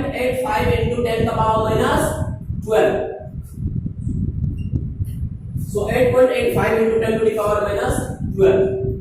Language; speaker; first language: English; non-native, local second language; Hindi